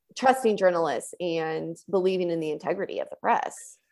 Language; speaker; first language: English; native; English